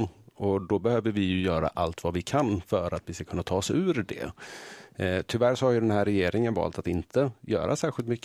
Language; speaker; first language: Swedish; native; Swedish